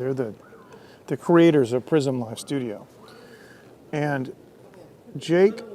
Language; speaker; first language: English; native; English